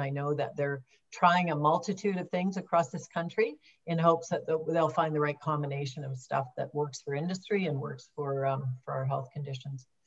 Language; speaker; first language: English; native; English